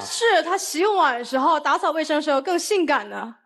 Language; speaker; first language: Chinese; native; Chinese